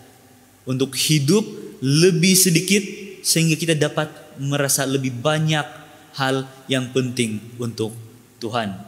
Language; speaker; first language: Malay; native; Malay